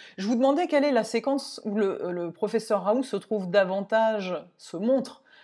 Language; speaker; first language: French; native; French